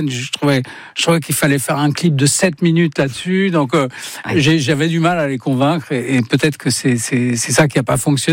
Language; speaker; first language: French; native; French